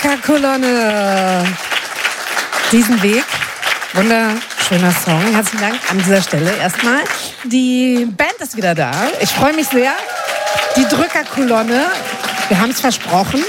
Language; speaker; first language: German; native; German